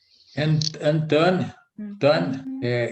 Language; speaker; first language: English; non-native, learner; Portuguese